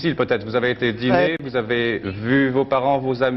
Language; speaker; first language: French; native; French